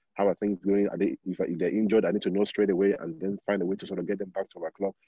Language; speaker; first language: English; non-native, local second language; Yoruba